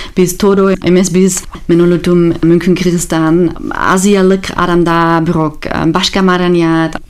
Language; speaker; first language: Kyrgyz; non-native, learner; German